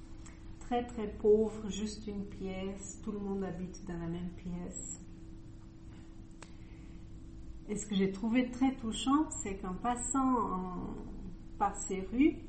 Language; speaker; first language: French; non-native, fluent; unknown